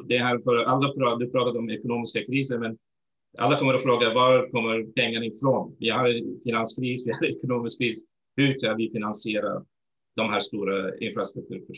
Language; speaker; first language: Swedish; non-native, fluent; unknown